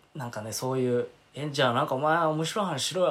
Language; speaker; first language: Japanese; native; Japanese